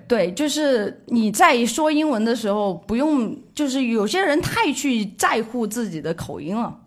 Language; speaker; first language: Chinese; native; Chinese